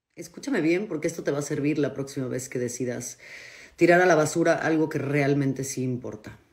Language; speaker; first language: Spanish; native; Spanish